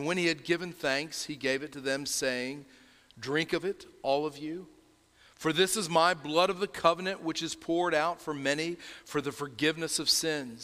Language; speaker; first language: English; native; English